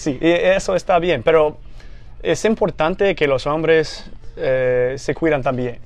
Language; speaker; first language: Spanish; non-native, fluent; English